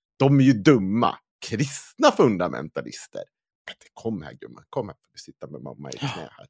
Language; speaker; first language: Swedish; native; Swedish